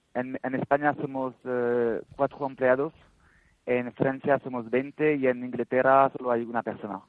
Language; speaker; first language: Spanish; non-native, fluent; French